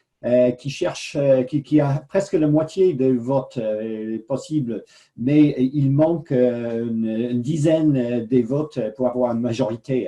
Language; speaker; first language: French; non-native, fluent; English